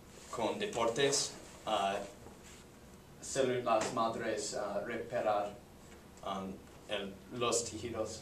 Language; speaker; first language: Spanish; non-native, learner; English